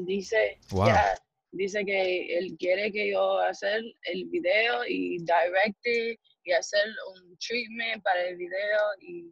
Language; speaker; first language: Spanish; early bilingual, heritage; English